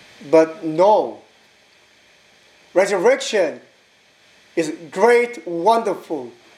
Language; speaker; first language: English; non-native, learner; Korean